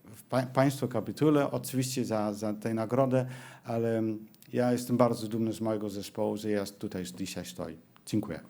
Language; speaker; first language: Polish; non-native, learner; Dutch